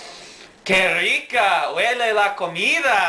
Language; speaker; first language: Spanish; non-native, learner; English